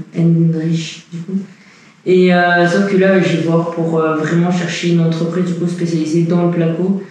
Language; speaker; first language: French; early bilingual, heritage; French